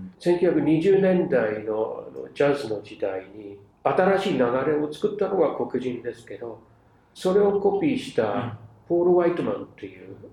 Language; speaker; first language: Japanese; non-native, fluent; English